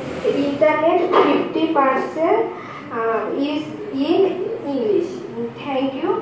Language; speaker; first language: English; non-native, learner; Bangla